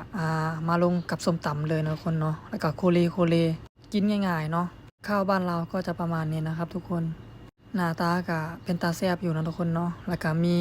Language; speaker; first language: Thai; non-native, local second language; Lao